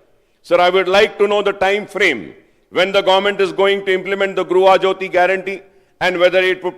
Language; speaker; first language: English; non-native, local second language; Urdu